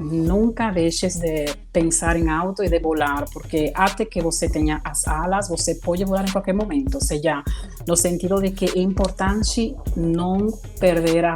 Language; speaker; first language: Portuguese; non-native, fluent; Spanish